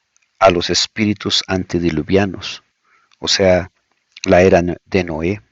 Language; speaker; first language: Spanish; native; Spanish